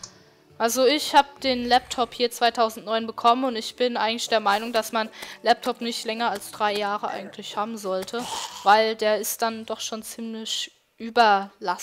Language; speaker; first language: German; native; German